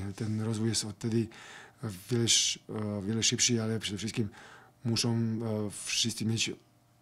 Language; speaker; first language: Polish; non-native, fluent; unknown